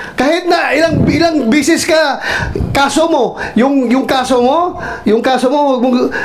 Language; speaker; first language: Filipino; non-native, local second language; Cebuano